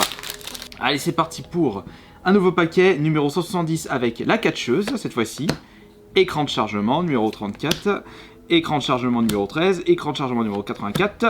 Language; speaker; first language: French; native; French